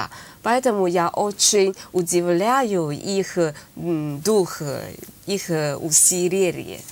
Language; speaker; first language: Russian; non-native, learner; Chinese